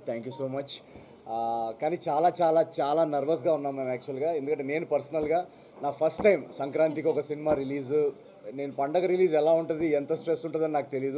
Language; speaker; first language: Telugu; native; Telugu